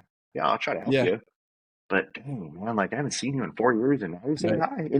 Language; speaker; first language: English; native; English